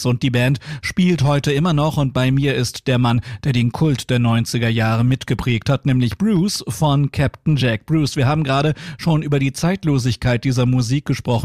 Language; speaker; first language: German; native; German